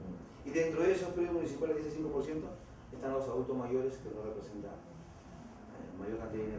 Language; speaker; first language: Spanish; native; Spanish